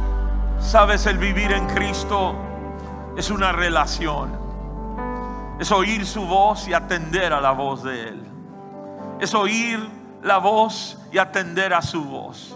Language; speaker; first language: Spanish; native; Spanish